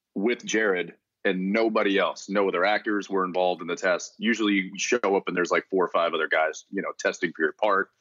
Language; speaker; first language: English; native; English